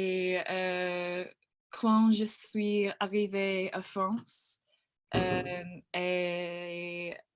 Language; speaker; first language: French; non-native, learner; English